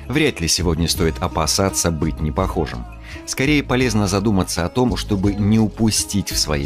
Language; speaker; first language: Russian; native; Russian